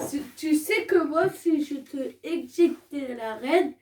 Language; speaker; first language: French; native; French